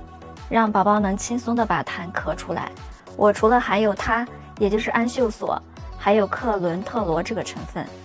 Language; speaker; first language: Chinese; native; Chinese